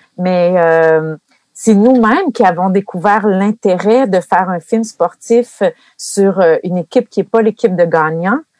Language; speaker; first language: French; native; French